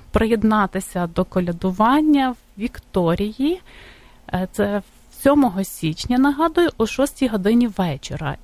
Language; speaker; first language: Ukrainian; native; Ukrainian